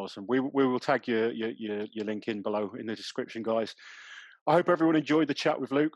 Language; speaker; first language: English; native; English